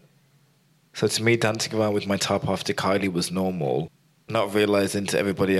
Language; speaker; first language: English; native; English